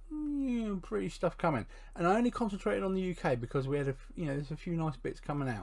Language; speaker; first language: English; native; English